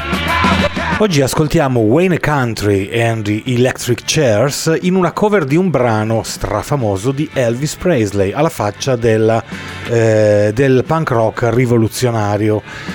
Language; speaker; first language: Italian; native; Italian